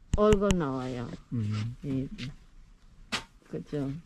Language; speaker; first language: Korean; non-native, learner; Filipino